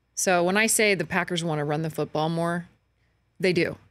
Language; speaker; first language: English; native; English